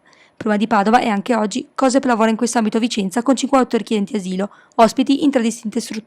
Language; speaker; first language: Italian; native; Italian